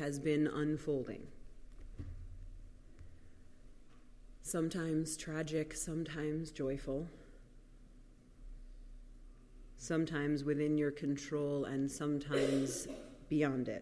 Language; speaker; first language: English; native; English